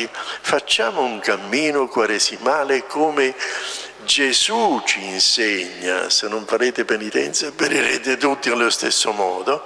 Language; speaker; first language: Italian; native; Italian